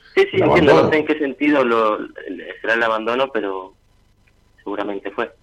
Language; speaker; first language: Spanish; native; Spanish